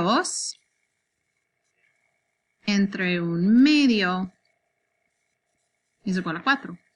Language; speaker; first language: Spanish; non-native, learner; English